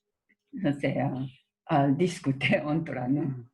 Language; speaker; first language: French; non-native, learner; Japanese